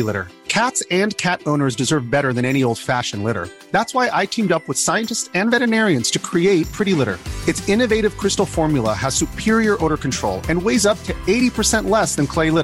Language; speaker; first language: English; native; English